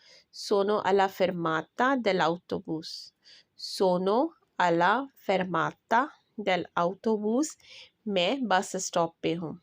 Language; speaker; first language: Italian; non-native, learner; Urdu